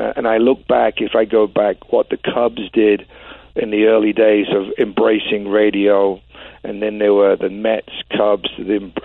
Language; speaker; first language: English; native; English